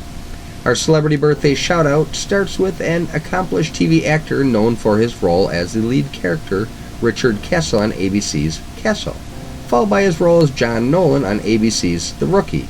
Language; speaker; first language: English; native; English